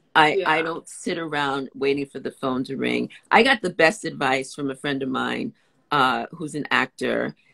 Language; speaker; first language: English; native; English